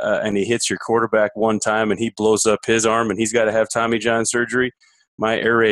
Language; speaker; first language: English; native; English